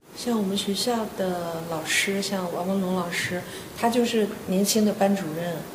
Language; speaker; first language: Chinese; native; Chinese